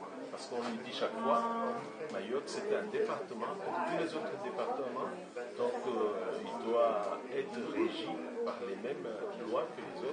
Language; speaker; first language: French; non-native, local second language; Comorian